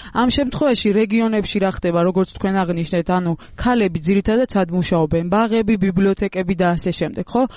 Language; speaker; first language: Georgian; non-native, local second language; Armenian